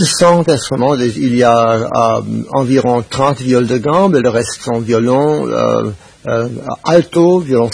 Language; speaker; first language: French; non-native, fluent; Spanish